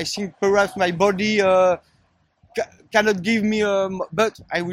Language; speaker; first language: English; non-native, learner; French